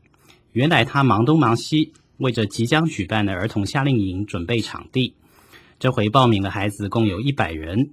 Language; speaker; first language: Chinese; native; Chinese